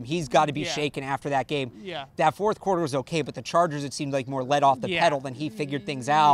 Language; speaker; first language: English; native; English